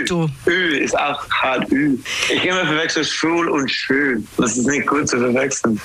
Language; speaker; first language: German; non-native, learner; English